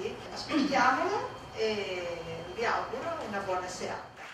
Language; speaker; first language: Italian; native; Italian